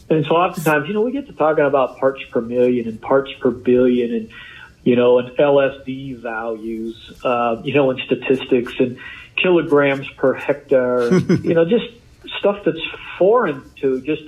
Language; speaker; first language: English; native; English